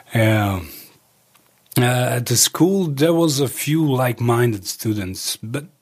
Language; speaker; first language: English; early bilingual, other home language; Croatian